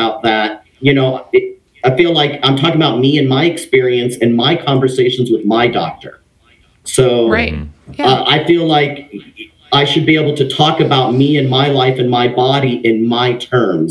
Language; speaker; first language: English; native; English